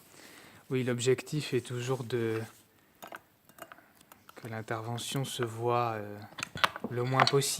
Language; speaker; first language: French; native; French